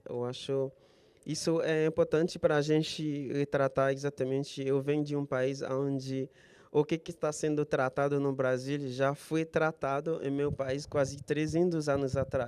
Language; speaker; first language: Portuguese; non-native, fluent; Haitian Creole